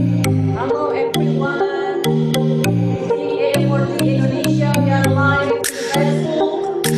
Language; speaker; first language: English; non-native, fluent; Indonesian